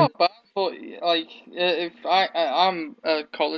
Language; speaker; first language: English; native; English